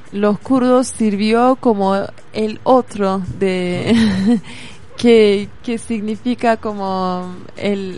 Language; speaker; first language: Spanish; non-native, fluent; Kurdish